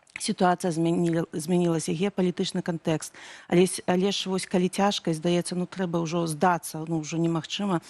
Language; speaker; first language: Belarusian; non-native, local second language; Russian